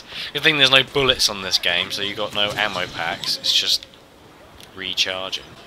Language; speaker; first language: English; native; English